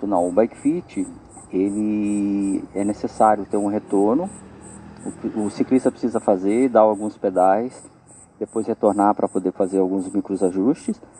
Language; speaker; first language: Portuguese; native; Portuguese